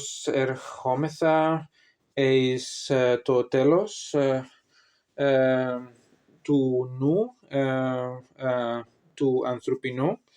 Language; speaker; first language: Greek; non-native, learner; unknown